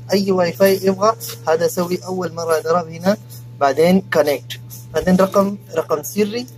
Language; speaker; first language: Arabic; non-native, learner; Urdu